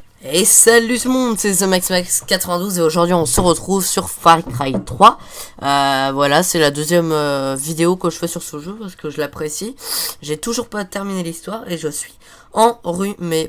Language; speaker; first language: French; native; French